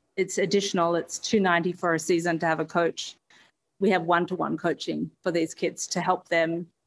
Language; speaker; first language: English; native; English